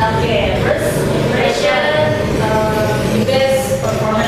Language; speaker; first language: English; non-native, learner; Indonesian